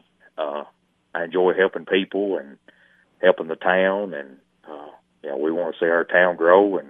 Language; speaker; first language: English; native; English